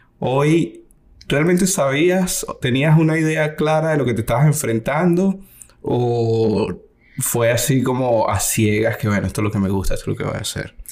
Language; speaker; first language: Spanish; native; Spanish